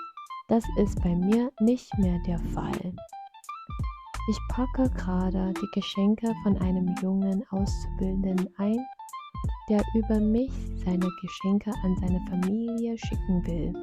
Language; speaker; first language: German; non-native, fluent; Vietnamese